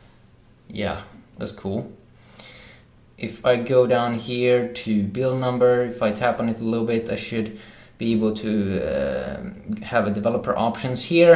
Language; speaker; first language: English; non-native, fluent; Swedish